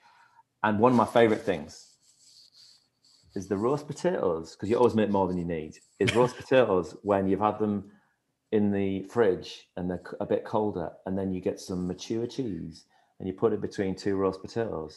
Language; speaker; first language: English; native; English